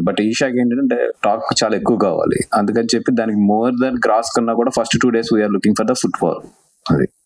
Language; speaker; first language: Telugu; native; Telugu